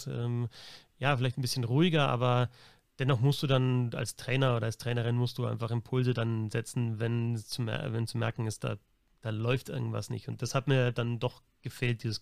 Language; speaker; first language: German; native; German